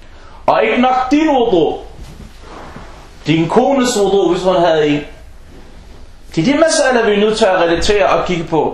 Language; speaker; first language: Danish; non-native, fluent; Arabic